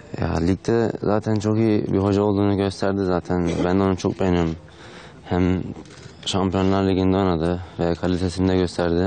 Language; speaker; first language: Turkish; early bilingual, heritage; Turkish